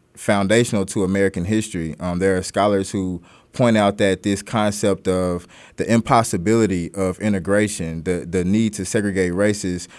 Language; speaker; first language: English; native; English